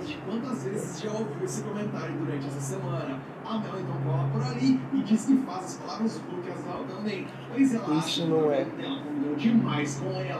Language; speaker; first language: Portuguese; native; Portuguese